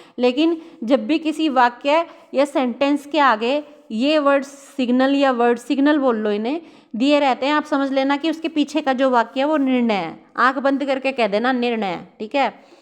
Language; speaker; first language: Hindi; native; Hindi